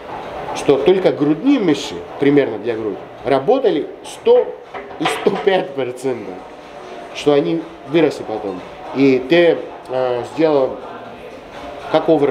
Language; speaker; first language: Russian; non-native, fluent; Greek